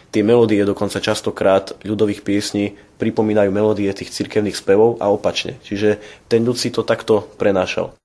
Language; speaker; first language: Slovak; non-native, local second language; Rusyn